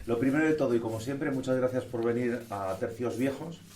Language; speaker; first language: Spanish; native; Spanish